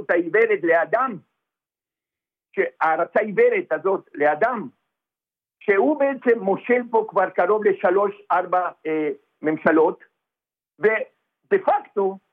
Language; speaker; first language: Hebrew; non-native, fluent; Spanish